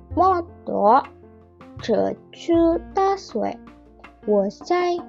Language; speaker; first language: Chinese; non-native, learner; Indonesian